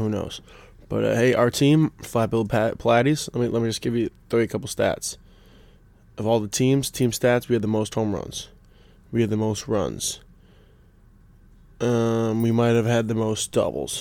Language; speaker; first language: English; native; English